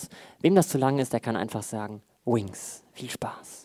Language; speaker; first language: German; native; German